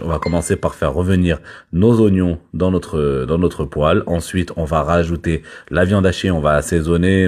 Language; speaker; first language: French; native; French